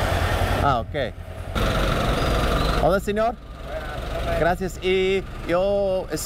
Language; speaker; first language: Spanish; non-native, learner; English